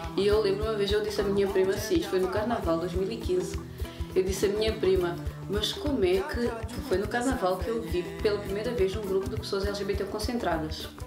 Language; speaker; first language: Portuguese; non-native, local second language; Kabuverdianu